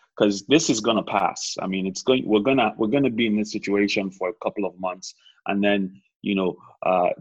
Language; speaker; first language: English; non-native, local second language; Yoruba